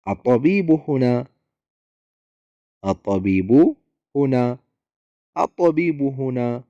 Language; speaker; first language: Arabic; non-native, fluent; Amharic